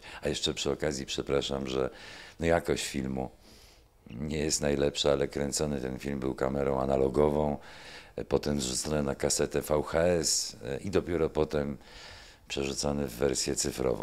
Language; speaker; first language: Polish; native; Polish